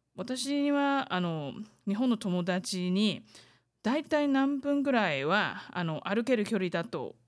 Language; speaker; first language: Japanese; non-native, fluent; Chinese